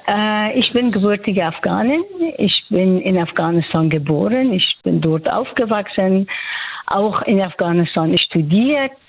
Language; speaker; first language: German; non-native, fluent; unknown